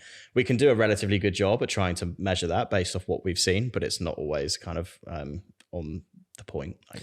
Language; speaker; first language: English; native; English